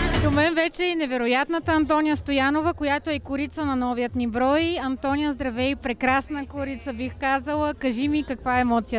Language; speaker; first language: Bulgarian; native; Bulgarian